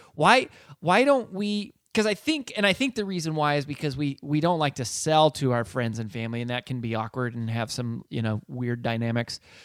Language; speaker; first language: English; native; English